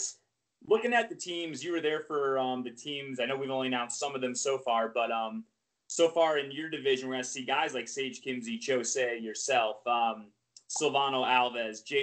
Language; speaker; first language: English; native; English